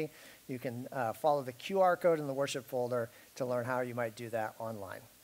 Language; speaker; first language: English; native; English